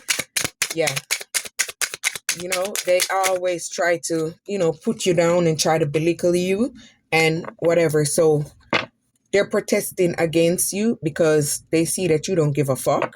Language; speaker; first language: English; native; English